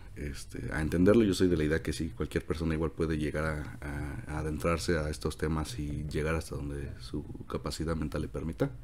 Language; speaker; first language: Spanish; native; Spanish